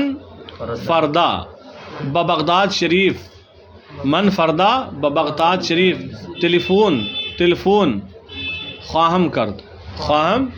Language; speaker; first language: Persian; non-native, fluent; Urdu